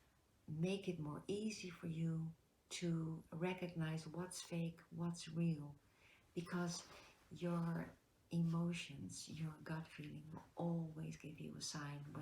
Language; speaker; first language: English; non-native, fluent; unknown